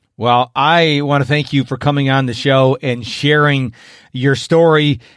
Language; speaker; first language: English; native; English